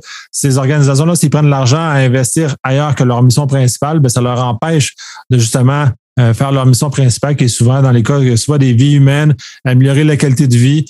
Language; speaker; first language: French; native; French